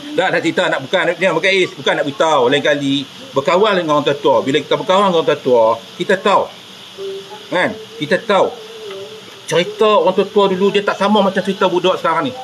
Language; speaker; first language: Malay; native; Malay